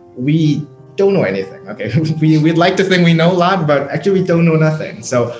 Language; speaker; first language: English; non-native, fluent; Indonesian